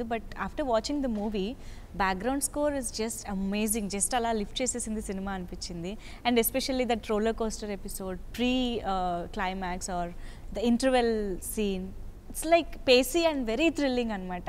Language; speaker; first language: Telugu; native; Telugu